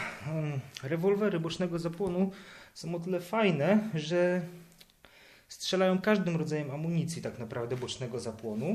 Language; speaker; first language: Polish; native; Polish